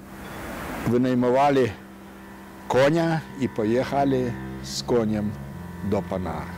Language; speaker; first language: Polish; non-native, local second language; Yiddish